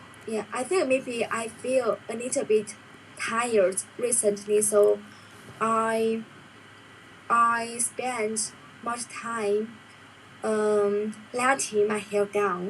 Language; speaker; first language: English; non-native, learner; Chinese